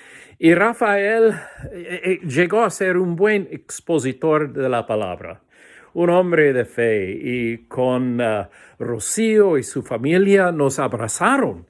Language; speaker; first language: Spanish; non-native, fluent; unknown